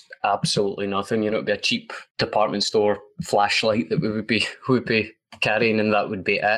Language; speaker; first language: English; native; English